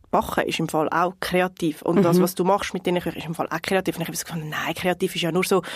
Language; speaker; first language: German; non-native, fluent; Portuguese